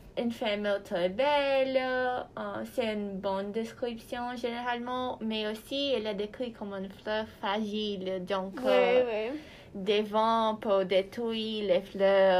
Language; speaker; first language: French; non-native, learner; Portuguese